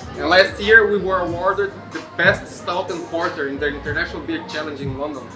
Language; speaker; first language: English; non-native, fluent; Portuguese